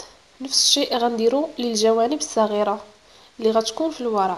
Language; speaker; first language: Arabic; native; Arabic